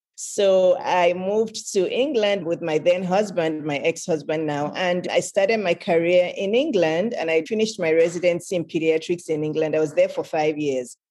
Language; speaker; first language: English; non-native, local second language; Yoruba